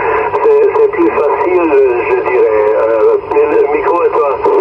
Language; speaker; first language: French; non-native, fluent; German